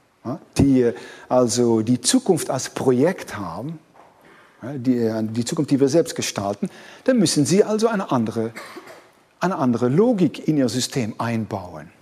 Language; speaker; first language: German; non-native, fluent; Dutch